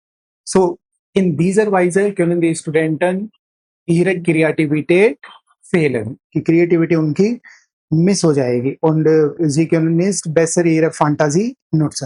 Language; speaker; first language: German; non-native, fluent; Hindi